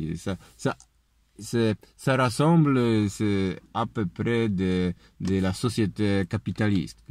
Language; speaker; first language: French; non-native, learner; Polish